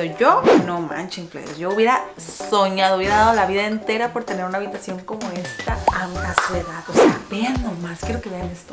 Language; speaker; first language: Spanish; native; Spanish